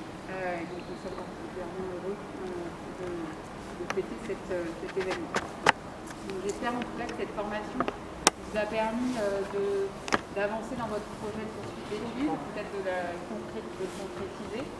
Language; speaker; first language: French; native; French